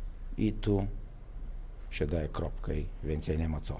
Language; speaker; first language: Polish; non-native, learner; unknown